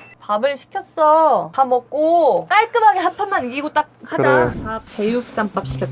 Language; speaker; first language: Korean; native; Korean